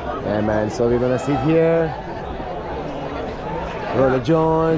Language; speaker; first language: English; non-native, fluent; Persian